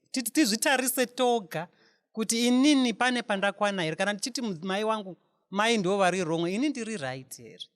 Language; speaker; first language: Shona; non-native, local second language; North Ndebele